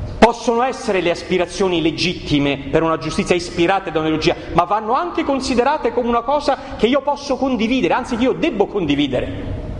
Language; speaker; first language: Italian; native; Italian